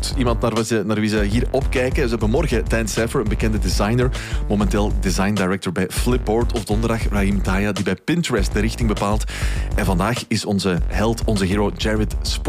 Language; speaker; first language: Dutch; native; Dutch